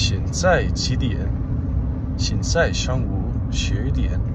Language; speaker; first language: Chinese; non-native, learner; English